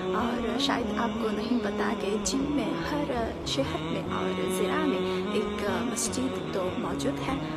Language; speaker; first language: Hindi; non-native, fluent; Chinese